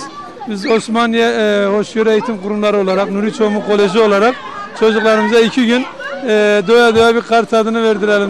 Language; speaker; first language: Turkish; native; Turkish